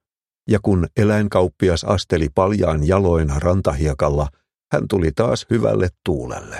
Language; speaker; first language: Finnish; native; Finnish